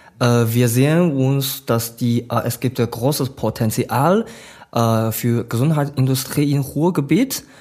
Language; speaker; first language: German; non-native, learner; Chinese